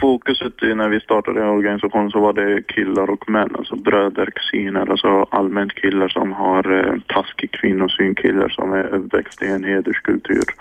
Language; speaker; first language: Swedish; non-native, fluent; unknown